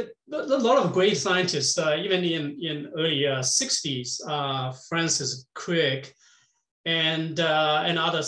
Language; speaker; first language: English; non-native, fluent; Chinese